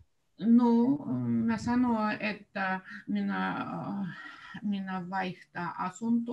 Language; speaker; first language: Finnish; non-native, learner; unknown